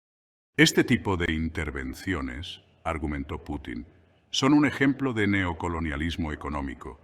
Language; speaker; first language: Spanish; native; Spanish